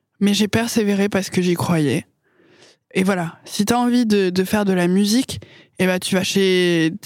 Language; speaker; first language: French; non-native, fluent; English